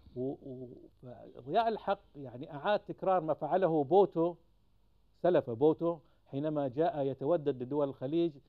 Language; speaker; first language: Arabic; native; Arabic